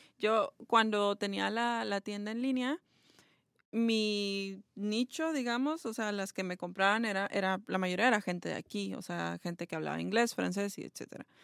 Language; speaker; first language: Spanish; native; Spanish